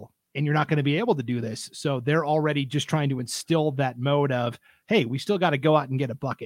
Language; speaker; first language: English; native; English